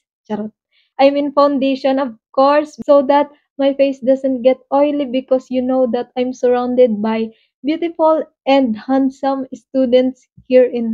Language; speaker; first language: English; non-native, local second language; Waray